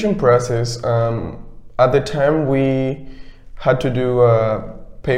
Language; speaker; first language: English; non-native, fluent; Spanish